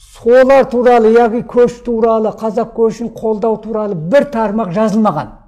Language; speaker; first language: Kazakh; early bilingual, heritage; Kazakh